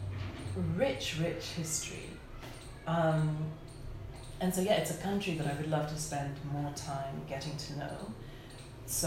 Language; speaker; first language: English; native; English